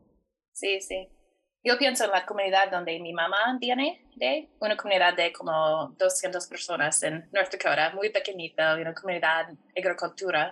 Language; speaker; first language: Spanish; non-native, fluent; English